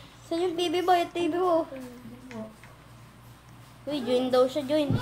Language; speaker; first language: Filipino; native; Filipino